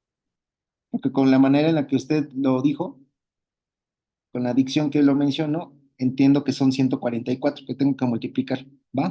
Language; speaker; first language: Spanish; native; Spanish